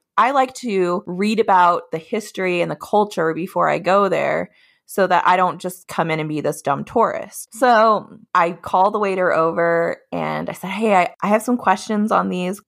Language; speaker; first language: English; native; English